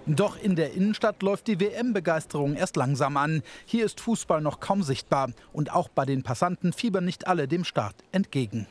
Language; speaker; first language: German; native; German